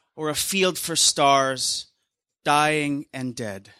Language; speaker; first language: English; native; English